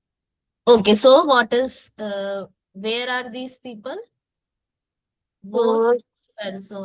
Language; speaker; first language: English; non-native, local second language; Hindi